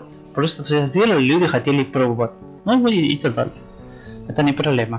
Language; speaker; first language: Russian; non-native, learner; Spanish